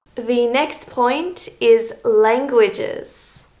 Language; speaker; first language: English; native; English